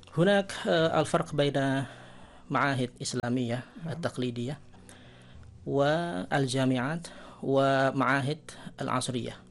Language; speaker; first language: Arabic; non-native, fluent; Indonesian